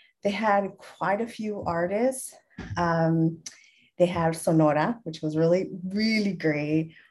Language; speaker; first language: English; early bilingual, other home language; Spanish